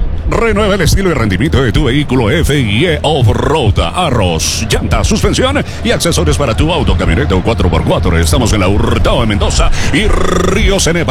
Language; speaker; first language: Spanish; native; Spanish